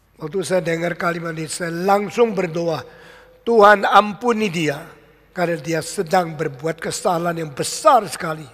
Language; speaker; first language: Indonesian; early bilingual, other home language; Min Nan Chinese